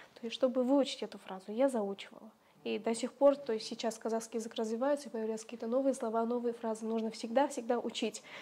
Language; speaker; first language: Russian; native; Russian